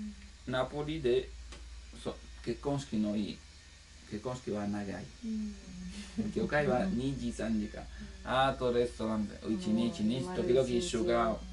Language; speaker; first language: Japanese; non-native, learner; Italian